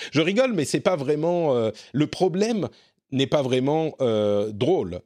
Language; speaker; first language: French; native; French